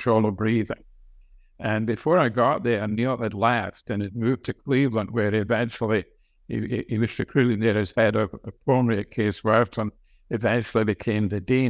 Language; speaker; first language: English; native; English